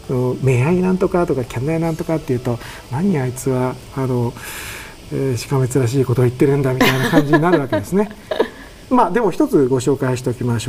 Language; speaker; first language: Japanese; native; Japanese